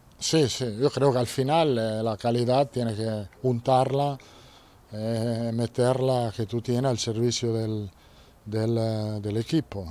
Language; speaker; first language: Spanish; non-native, fluent; Italian